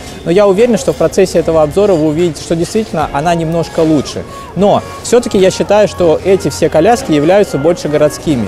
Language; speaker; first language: Russian; native; Russian